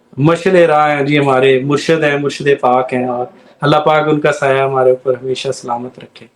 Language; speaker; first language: Urdu; non-native, local second language; Punjabi